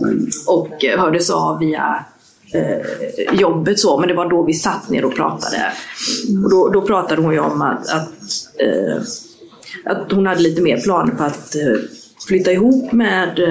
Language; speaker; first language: Swedish; native; Swedish